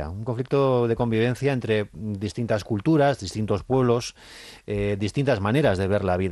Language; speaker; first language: Spanish; native; Spanish